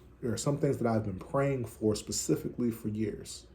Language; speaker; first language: English; native; English